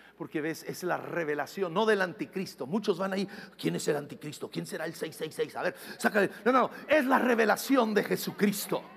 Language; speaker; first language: Spanish; non-native, fluent; English